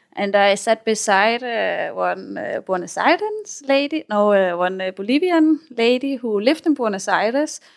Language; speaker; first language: English; non-native, fluent; Danish